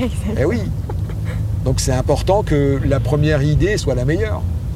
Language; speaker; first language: French; native; French